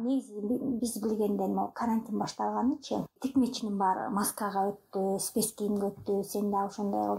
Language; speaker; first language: Kyrgyz; native; Kyrgyz